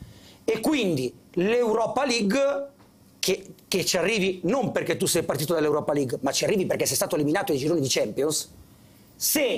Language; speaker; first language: Italian; native; Italian